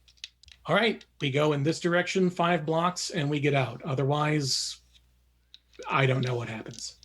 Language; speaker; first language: English; native; English